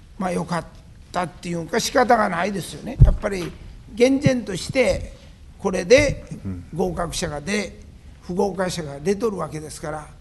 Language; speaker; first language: Japanese; native; Japanese